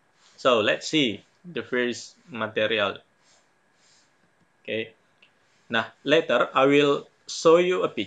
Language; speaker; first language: English; non-native, fluent; Indonesian